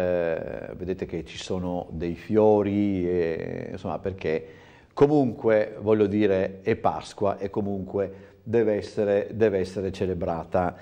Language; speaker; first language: Italian; native; Italian